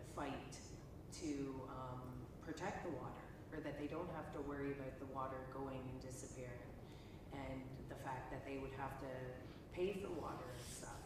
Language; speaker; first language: English; native; English